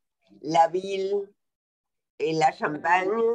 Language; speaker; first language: French; non-native, fluent; Spanish